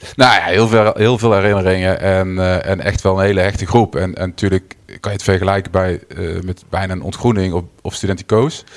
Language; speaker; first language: Dutch; native; Dutch